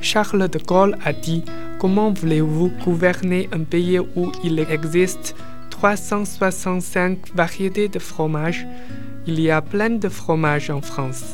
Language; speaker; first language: French; non-native, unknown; Chinese